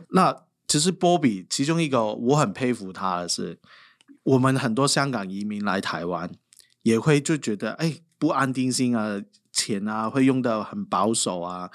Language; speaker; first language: Chinese; non-native, local second language; Cantonese